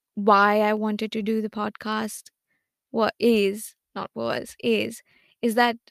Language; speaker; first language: English; non-native, local second language; Hindi